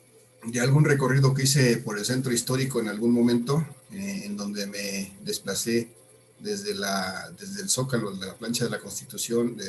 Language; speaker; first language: Spanish; native; Spanish